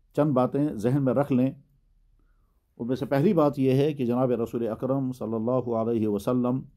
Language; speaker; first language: Urdu; non-native, local second language; Kashmiri